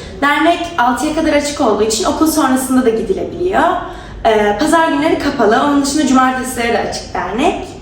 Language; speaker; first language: Turkish; native; Turkish